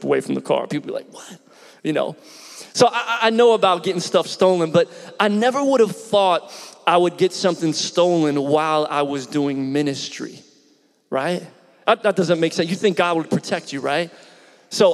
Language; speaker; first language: English; native; English